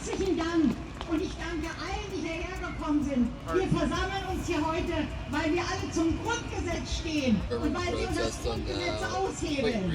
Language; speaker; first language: German; native; German